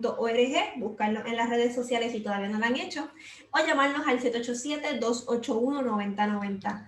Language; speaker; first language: Spanish; native; Spanish